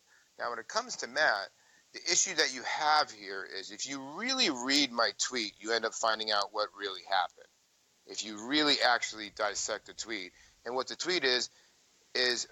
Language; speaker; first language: English; native; English